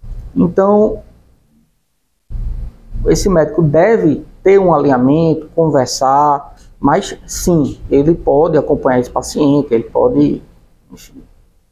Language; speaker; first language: Portuguese; native; Portuguese